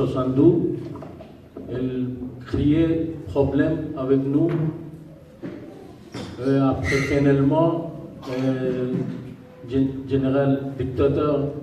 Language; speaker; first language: French; non-native, learner; Rohingya